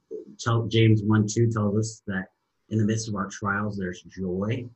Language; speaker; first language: English; native; English